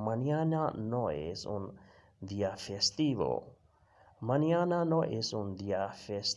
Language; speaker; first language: Spanish; non-native, fluent; Urdu